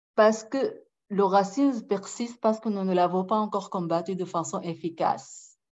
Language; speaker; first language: French; non-native, fluent; Arabic